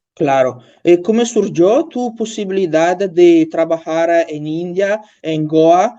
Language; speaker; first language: Spanish; non-native, learner; Italian